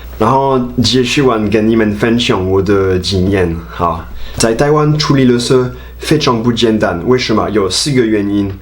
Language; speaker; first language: Chinese; non-native, fluent; French